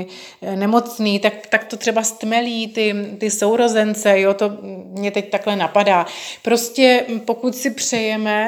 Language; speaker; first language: Czech; native; Czech